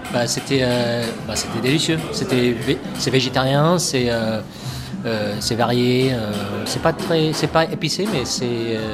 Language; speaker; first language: French; non-native, fluent; English